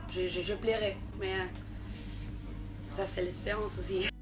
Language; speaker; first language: French; non-native, fluent; Spanish